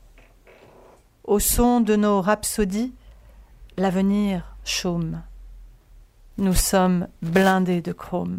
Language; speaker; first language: French; early bilingual, other home language; Italian